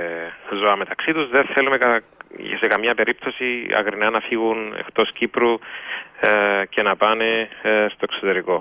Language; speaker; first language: Greek; native; Greek